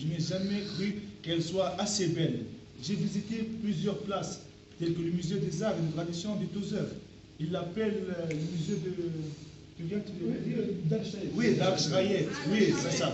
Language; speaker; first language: French; non-native, local second language; Arabic